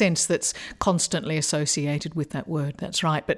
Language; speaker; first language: English; native; English